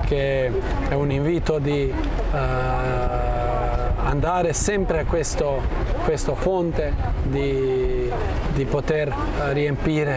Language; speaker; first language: Italian; non-native, fluent; Croatian